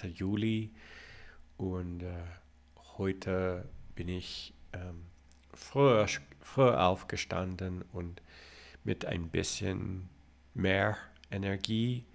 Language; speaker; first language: German; non-native, learner; English